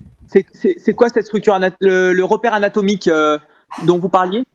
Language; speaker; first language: French; native; French